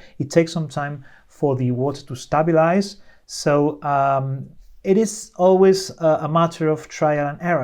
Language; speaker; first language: English; non-native, fluent; Spanish